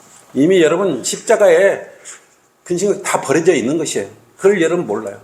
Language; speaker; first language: Korean; native; Korean